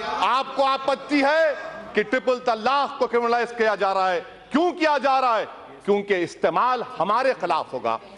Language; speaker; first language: Urdu; native; Urdu